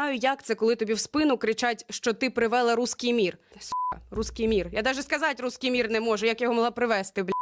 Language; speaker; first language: Ukrainian; native; Ukrainian